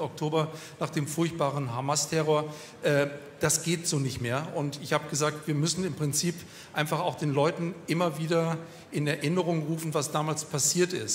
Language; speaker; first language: German; native; German